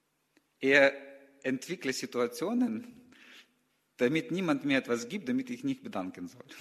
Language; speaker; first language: German; non-native, learner; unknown